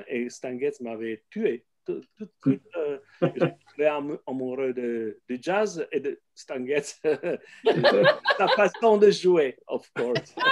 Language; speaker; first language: French; non-native, fluent; Italian